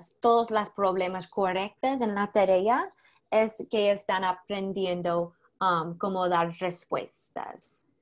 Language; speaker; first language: Spanish; non-native, learner; English